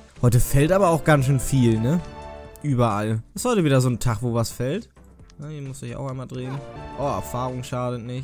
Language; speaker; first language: German; native; German